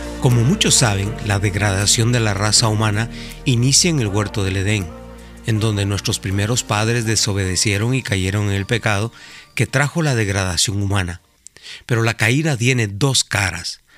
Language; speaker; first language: Spanish; native; Spanish